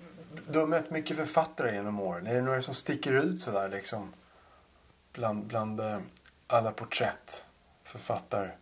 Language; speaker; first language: Swedish; native; Swedish